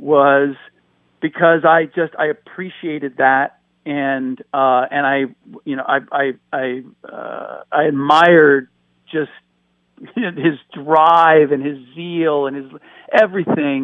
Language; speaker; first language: English; early bilingual, other home language; German